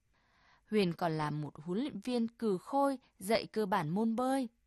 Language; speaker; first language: Vietnamese; native; Vietnamese